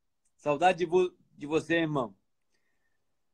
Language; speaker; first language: Portuguese; native; Portuguese